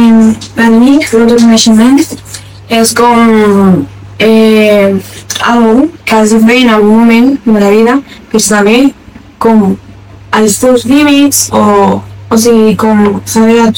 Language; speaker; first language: Catalan; non-native, local second language; Spanish